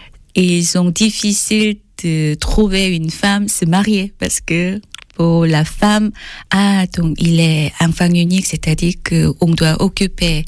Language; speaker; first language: French; non-native, fluent; Korean